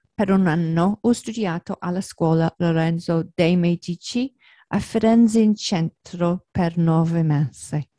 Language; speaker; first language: Italian; non-native, learner; English